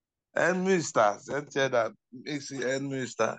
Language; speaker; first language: Finnish; non-native, learner; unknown